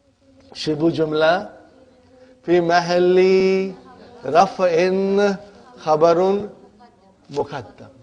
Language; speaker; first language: Arabic; non-native, fluent; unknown